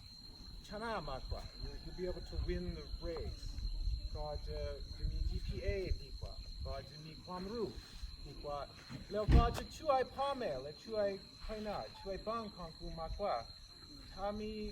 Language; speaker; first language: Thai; non-native, learner; English